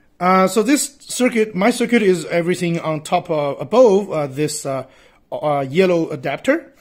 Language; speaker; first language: English; non-native, fluent; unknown